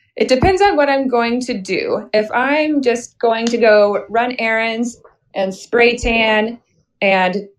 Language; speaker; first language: English; native; English